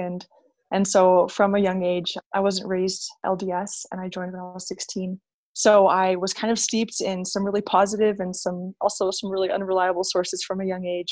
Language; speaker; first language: English; native; English